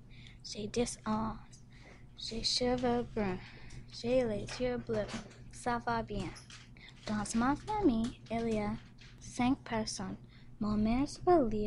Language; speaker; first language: French; non-native, learner; English